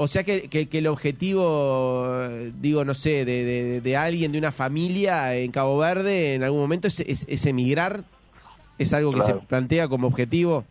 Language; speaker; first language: Spanish; native; Spanish